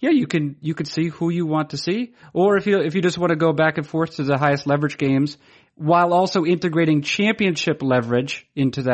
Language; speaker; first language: English; native; English